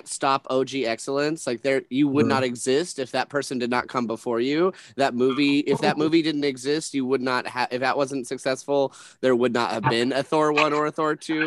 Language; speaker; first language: English; native; English